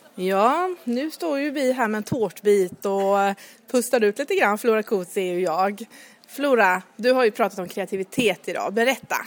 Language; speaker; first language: Swedish; native; Swedish